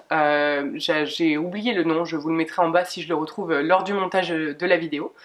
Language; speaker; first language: French; native; French